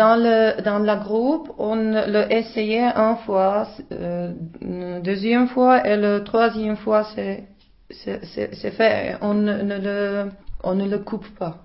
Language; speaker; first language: French; non-native, learner; Czech